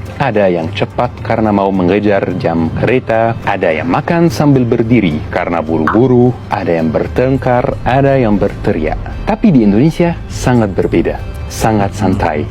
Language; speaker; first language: Indonesian; non-native, fluent; Arabic